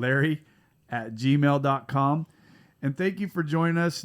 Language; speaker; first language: English; native; English